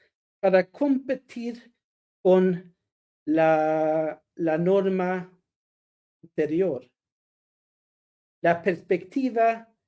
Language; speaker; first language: Spanish; non-native, fluent; Swedish